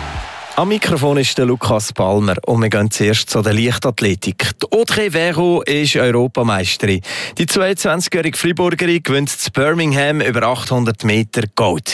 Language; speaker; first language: German; native; German